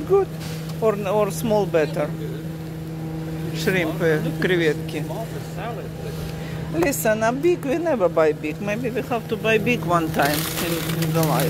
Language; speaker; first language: English; non-native, learner; Russian